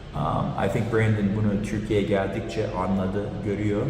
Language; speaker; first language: Turkish; early bilingual, heritage; Turkish